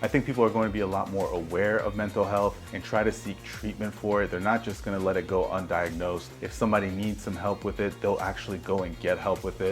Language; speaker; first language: English; native; English